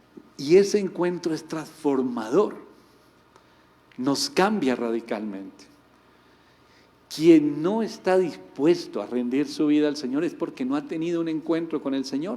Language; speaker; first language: Spanish; native; Spanish